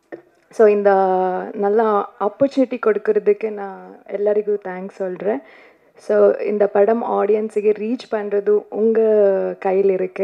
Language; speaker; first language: Tamil; non-native, learner; Kannada